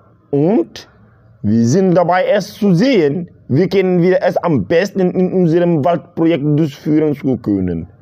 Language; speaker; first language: German; non-native, learner; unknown